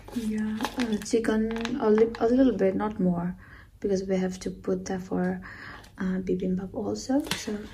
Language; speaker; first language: English; non-native, fluent; Nepali